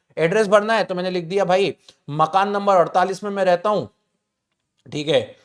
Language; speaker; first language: Hindi; native; Hindi